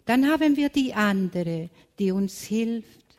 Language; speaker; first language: German; non-native, fluent; Spanish